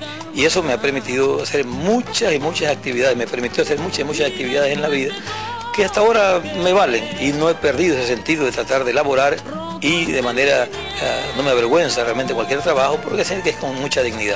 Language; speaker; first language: Spanish; native; Spanish